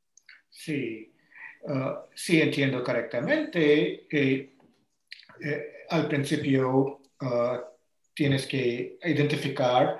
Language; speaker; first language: Spanish; non-native, learner; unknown